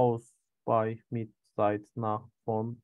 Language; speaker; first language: German; non-native, fluent; Turkish